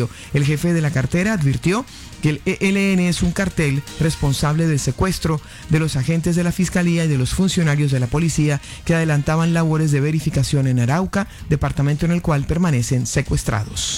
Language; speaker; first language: Spanish; native; Spanish